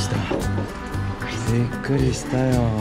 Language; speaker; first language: Korean; native; Korean